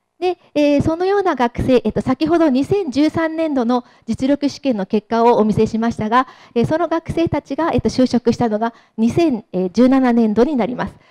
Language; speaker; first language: Japanese; native; Japanese